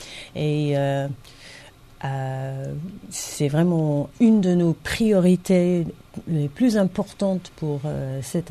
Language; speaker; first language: French; non-native, fluent; English